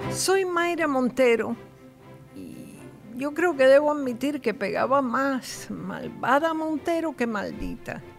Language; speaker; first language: Spanish; native; Spanish